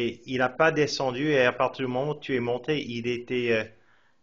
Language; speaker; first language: French; non-native, fluent; English